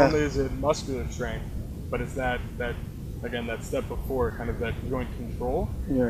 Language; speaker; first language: English; native; English